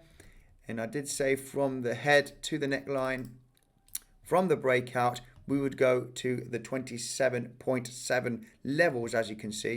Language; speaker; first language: English; native; English